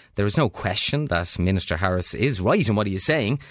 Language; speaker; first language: English; native; English